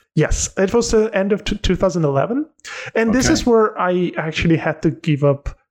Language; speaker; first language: English; non-native, fluent; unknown